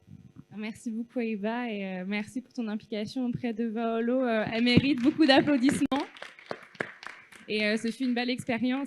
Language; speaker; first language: French; native; French